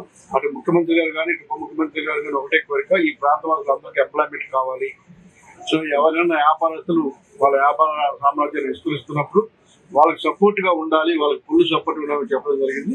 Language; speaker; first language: Telugu; native; Telugu